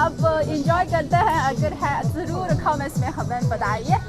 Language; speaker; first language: Urdu; non-native, fluent; Chinese